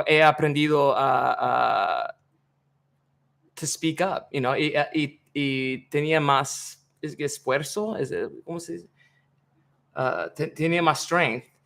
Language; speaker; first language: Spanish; non-native, learner; English